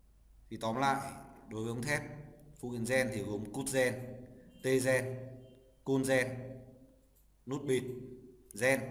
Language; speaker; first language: Vietnamese; native; Vietnamese